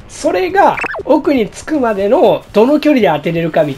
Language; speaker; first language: Japanese; native; Japanese